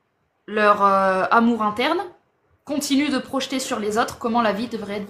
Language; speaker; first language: French; native; French